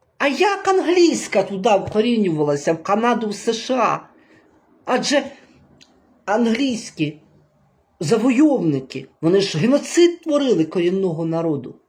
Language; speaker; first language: Ukrainian; native; Ukrainian